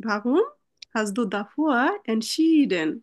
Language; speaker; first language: German; non-native, learner; Bangla